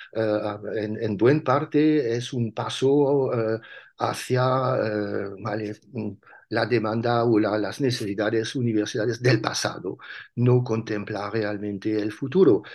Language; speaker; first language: Spanish; non-native, fluent; French